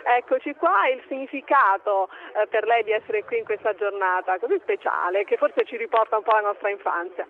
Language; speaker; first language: Italian; native; Italian